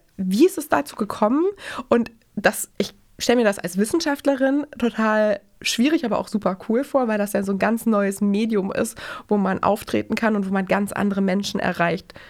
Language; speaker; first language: German; native; German